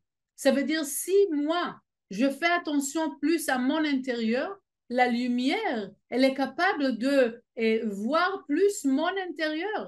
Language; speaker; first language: French; non-native, fluent; Hebrew